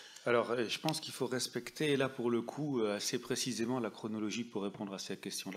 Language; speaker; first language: French; native; French